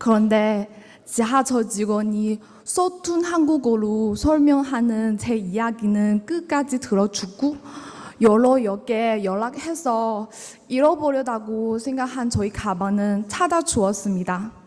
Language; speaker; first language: Korean; non-native, learner; Chinese